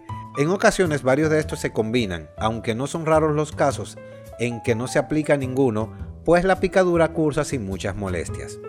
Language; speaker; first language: Spanish; native; Spanish